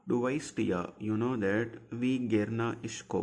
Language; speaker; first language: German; non-native, fluent; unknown